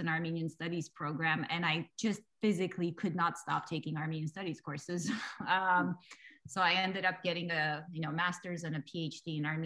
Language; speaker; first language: English; early bilingual, other home language; Armenian